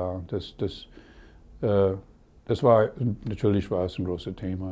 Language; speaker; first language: German; non-native, learner; English